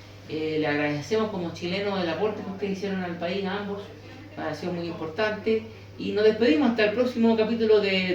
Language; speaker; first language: Spanish; native; Spanish